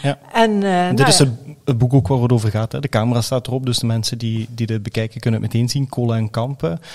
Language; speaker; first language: Dutch; native; Dutch